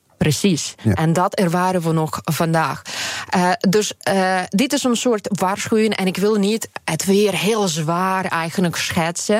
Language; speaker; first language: Dutch; non-native, fluent; Ukrainian